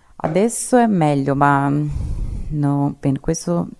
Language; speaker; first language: Italian; non-native, fluent; Portuguese